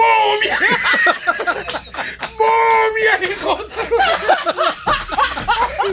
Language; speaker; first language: Japanese; native; Japanese